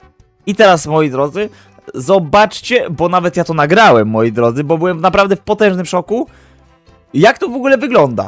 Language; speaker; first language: Polish; native; Polish